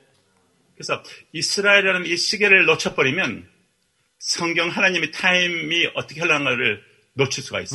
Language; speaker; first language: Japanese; non-native, learner; Korean